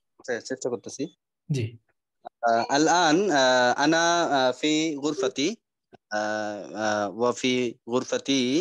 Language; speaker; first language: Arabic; non-native, learner; Bangla